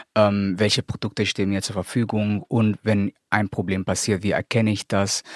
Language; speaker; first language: German; non-native, fluent; Spanish